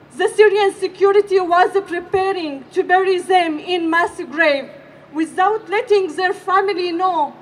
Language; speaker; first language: English; non-native, fluent; Arabic